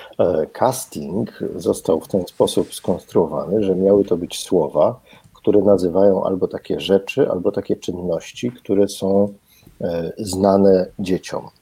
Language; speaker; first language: Polish; native; Polish